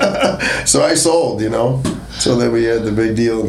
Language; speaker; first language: English; native; English